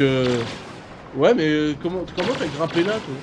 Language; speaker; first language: French; native; French